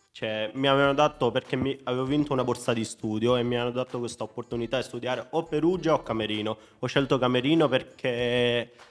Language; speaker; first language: Italian; non-native, fluent; Hindi